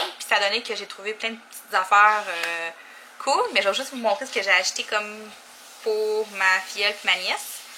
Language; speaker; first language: French; native; French